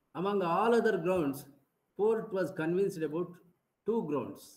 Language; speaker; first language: English; non-native, local second language; Kannada